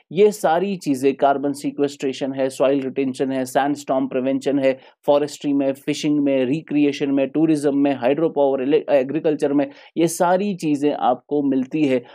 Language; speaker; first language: Hindi; non-native, local second language; Kashmiri